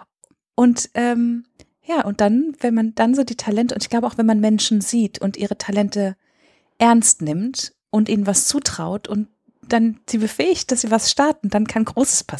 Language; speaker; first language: German; native; German